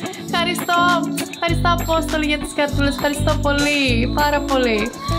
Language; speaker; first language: Greek; early bilingual, other home language; Czech